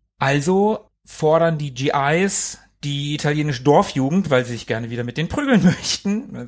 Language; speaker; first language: German; native; German